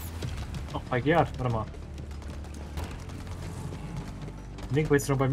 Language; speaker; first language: German; native; German